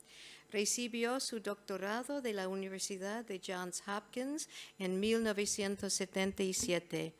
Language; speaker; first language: Spanish; non-native, fluent; English